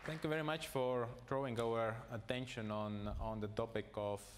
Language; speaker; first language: English; non-native, fluent; Estonian